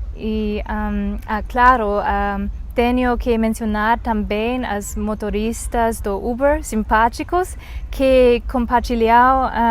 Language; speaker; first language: Portuguese; non-native, learner; Chinese